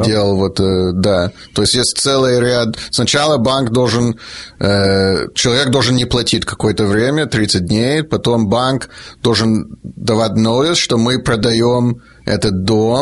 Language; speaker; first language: Russian; early bilingual, heritage; Russian